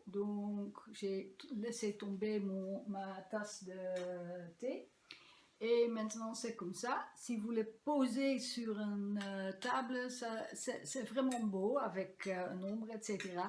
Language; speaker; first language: French; non-native, learner; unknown